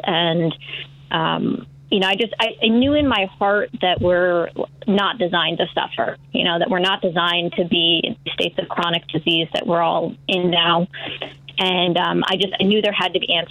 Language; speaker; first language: English; native; English